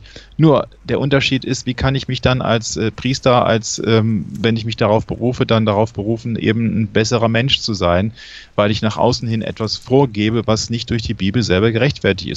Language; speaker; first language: German; native; German